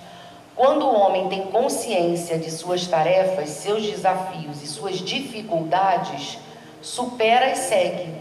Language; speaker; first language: Portuguese; native; Portuguese